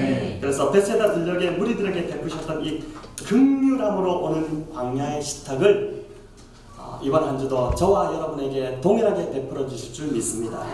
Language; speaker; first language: Korean; native; Korean